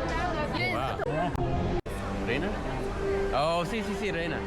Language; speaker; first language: Spanish; non-native, learner; English